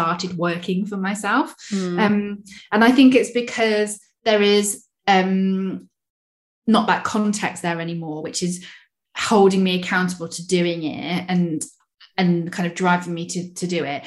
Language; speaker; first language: English; native; English